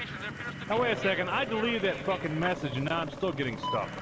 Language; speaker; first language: English; native; English